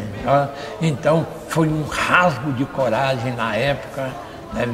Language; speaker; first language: Portuguese; native; Portuguese